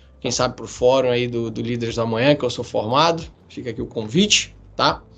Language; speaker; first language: Portuguese; native; Portuguese